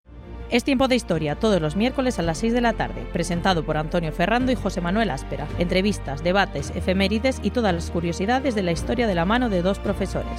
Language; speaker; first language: Spanish; native; Spanish